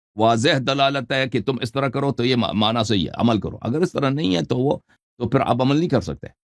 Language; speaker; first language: Urdu; non-native, fluent; Persian